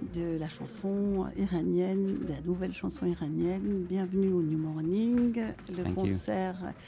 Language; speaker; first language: French; non-native, fluent; Arabic